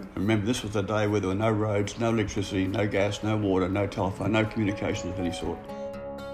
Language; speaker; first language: English; native; English